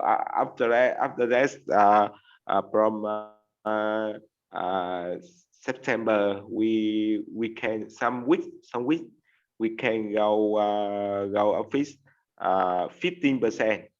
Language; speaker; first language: English; non-native, learner; Vietnamese